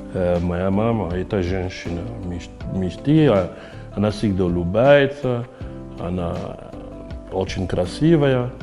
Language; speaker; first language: Russian; non-native, fluent; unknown